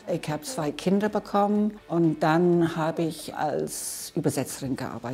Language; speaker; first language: German; non-native, fluent; English